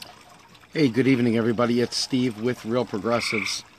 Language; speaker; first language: English; native; English